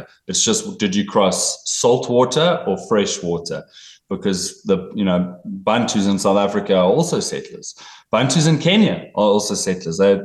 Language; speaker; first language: English; native; English